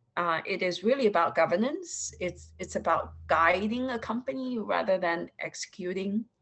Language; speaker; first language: English; non-native, fluent; Chinese